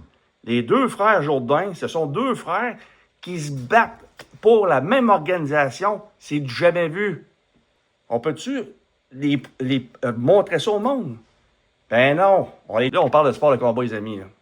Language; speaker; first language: French; native; French